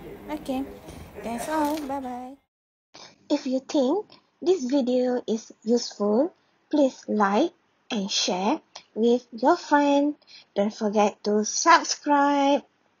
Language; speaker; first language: English; non-native, local second language; Malay